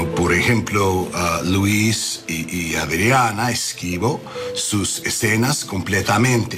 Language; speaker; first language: Spanish; non-native, learner; English